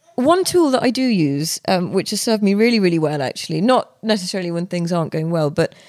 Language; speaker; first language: English; native; English